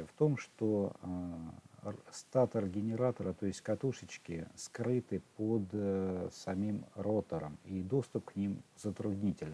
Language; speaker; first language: Russian; native; Russian